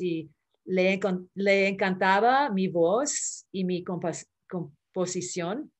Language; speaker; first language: Spanish; early bilingual, heritage; Spanish